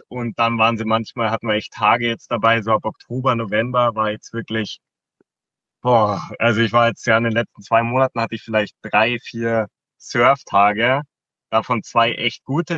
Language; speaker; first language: German; native; German